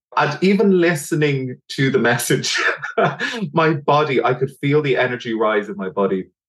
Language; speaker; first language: English; native; English